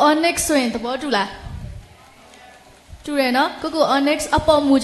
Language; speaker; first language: Burmese; non-native, local second language; S'gaw Karen